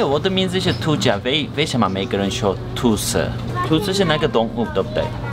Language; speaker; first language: Chinese; non-native, learner; Turkish